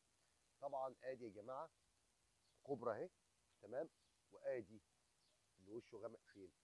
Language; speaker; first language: Arabic; native; Arabic